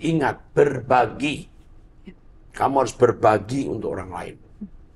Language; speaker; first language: Indonesian; native; Indonesian